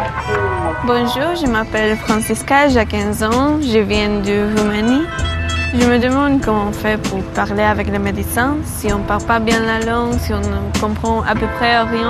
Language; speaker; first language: French; non-native, learner; Romanian